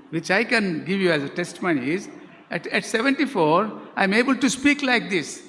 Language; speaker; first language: English; non-native, local second language; Telugu